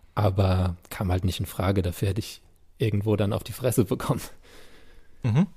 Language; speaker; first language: German; native; German